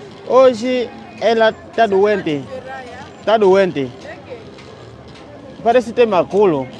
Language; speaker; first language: Portuguese; non-native, learner; Vietnamese